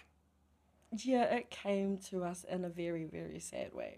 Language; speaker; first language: English; native; English